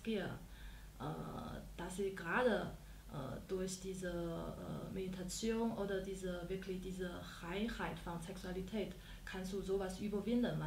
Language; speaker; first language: German; non-native, fluent; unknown